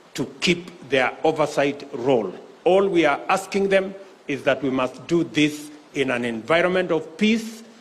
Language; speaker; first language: English; non-native, local second language; Kalenjin